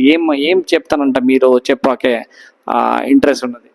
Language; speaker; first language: Telugu; non-native, learner; Hindi